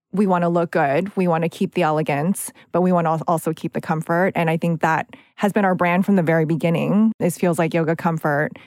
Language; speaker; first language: English; native; English